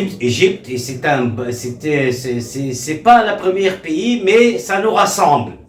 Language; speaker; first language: French; non-native, local second language; Arabic